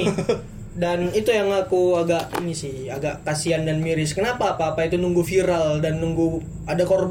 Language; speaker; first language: Indonesian; native; Indonesian